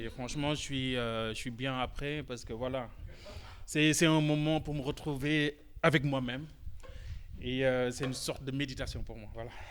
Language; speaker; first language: French; non-native, local second language; Wolof